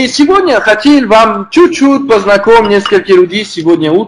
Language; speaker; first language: Russian; non-native, learner; French